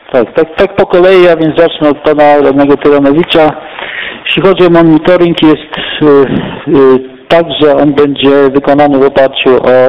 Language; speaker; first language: Polish; native; Polish